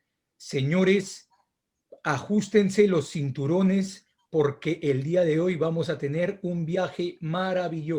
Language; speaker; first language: Spanish; native; Spanish